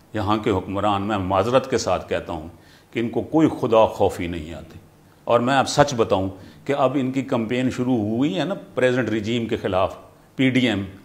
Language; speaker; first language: Urdu; native; Urdu